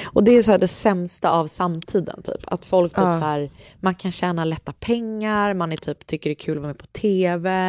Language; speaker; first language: Swedish; native; Swedish